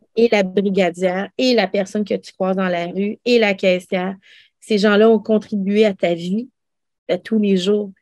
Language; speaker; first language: French; early bilingual, other home language; Lao